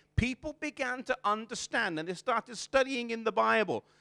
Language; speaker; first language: English; native; English